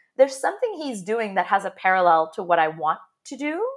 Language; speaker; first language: English; non-native, fluent; Arabic